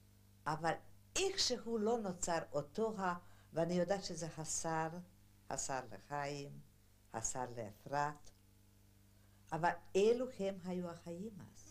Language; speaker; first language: Hebrew; non-native, fluent; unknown